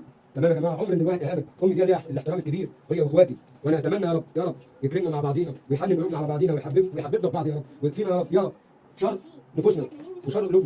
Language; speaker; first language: Arabic; native; Arabic